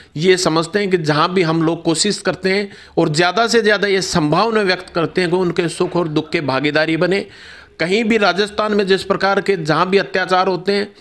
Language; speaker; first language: Hindi; native; Hindi